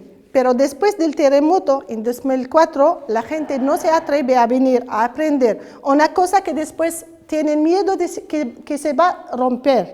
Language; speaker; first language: Spanish; non-native, learner; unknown